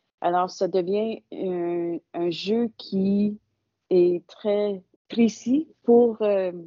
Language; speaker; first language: French; non-native, local second language; English